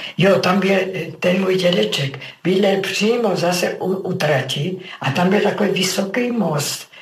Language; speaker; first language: Czech; native; Czech